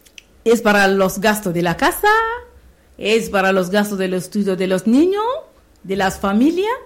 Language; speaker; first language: Spanish; non-native, learner; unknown